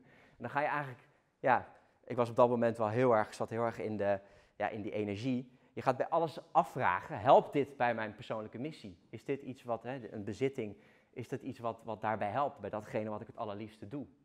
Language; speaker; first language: Dutch; native; Dutch